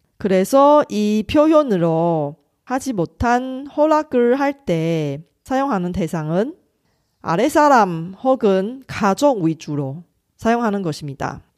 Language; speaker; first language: Korean; non-native, fluent; Chinese